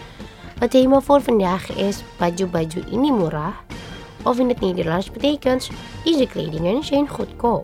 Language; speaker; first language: Dutch; non-native, fluent; Indonesian